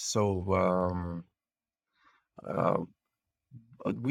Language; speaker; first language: English; non-native, fluent; Bulgarian